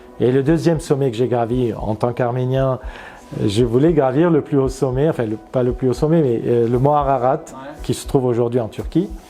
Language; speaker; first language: French; non-native, fluent; Armenian